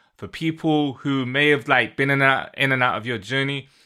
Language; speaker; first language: English; native; English